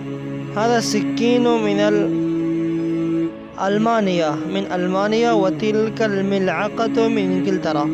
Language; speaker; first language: Arabic; non-native, fluent; Persian